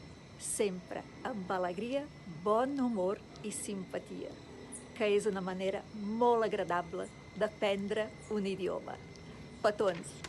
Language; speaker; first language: Catalan; non-native, fluent; Portuguese